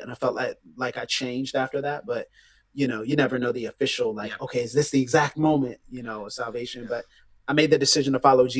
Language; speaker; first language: English; native; English